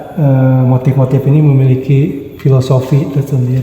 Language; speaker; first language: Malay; non-native, local second language; Sundanese